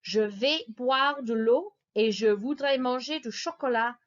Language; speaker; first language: French; non-native, fluent; English